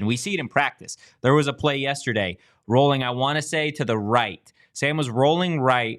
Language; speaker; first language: English; native; English